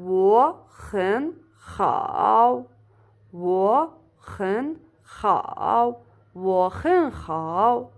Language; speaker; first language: Chinese; non-native, fluent; Arabic